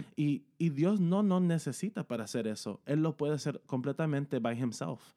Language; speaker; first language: Spanish; early bilingual, heritage; Spanish